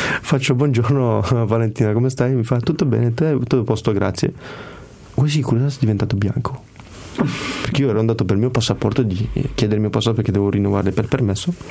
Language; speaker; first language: Italian; early bilingual, other home language; Kurdish